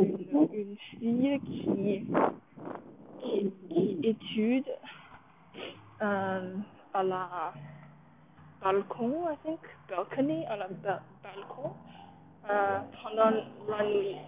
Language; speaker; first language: French; non-native, learner; English